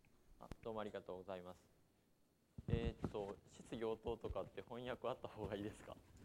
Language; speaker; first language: Japanese; native; Japanese